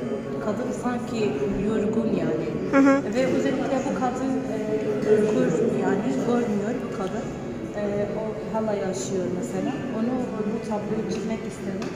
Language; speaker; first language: Turkish; non-native, learner; Arabic